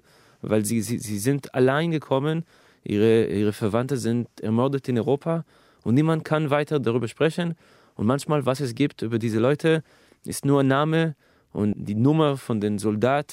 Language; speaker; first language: German; non-native, fluent; Hebrew